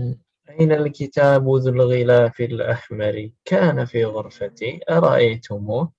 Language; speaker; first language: Arabic; non-native, fluent; Indonesian